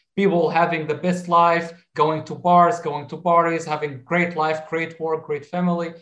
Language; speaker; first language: English; non-native, fluent; Arabic